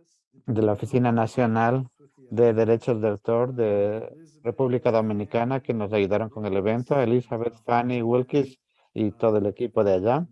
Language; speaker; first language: Spanish; non-native, fluent; English